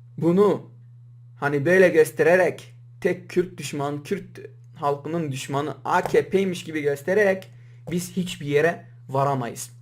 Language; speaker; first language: Turkish; native; Turkish